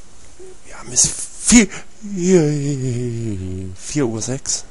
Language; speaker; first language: German; native; German